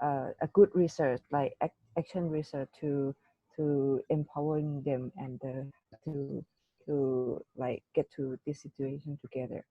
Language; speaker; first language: English; non-native, learner; Thai